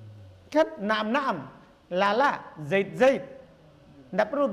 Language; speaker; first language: Indonesian; native; Indonesian